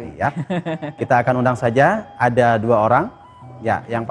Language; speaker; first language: Indonesian; native; Indonesian